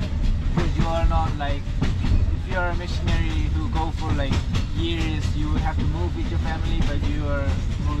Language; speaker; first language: English; non-native, learner; Korean